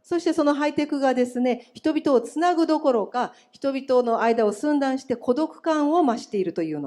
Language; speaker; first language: Japanese; native; Japanese